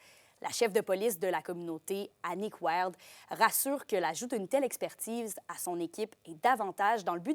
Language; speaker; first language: French; native; French